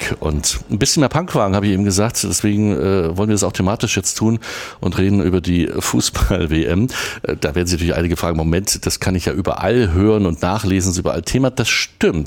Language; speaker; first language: German; native; German